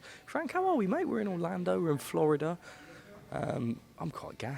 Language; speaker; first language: English; native; English